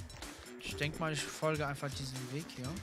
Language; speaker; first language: German; native; German